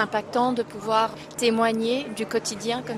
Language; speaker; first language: French; native; French